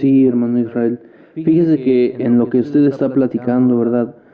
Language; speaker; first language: Spanish; native; Spanish